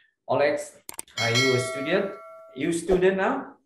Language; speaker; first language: English; non-native, learner; Indonesian